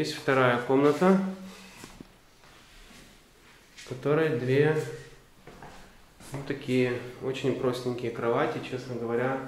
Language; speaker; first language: Russian; native; Russian